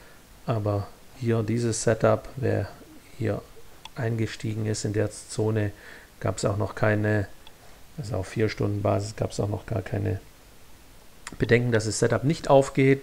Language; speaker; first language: German; native; German